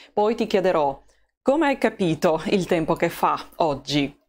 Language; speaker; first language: Italian; non-native, fluent; Russian